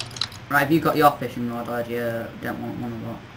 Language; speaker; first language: English; native; English